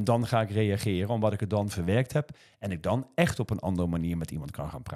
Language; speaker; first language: Dutch; native; Dutch